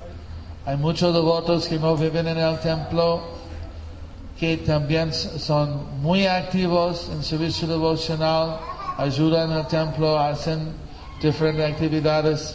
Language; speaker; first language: Spanish; non-native, fluent; English